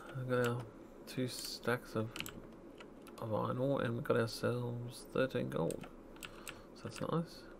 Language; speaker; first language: English; native; English